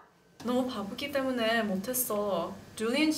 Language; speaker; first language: Korean; non-native, learner; English